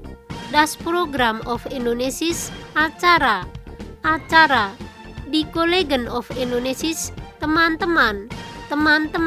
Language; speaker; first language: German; non-native, learner; Indonesian